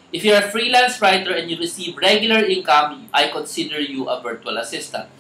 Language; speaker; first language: English; non-native, local second language; Filipino